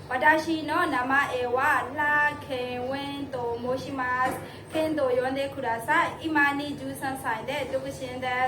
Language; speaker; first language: Japanese; non-native, learner; Burmese